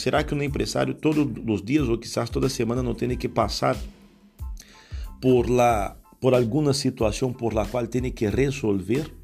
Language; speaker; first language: Portuguese; non-native, learner; Spanish